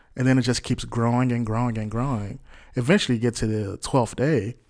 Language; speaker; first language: English; native; English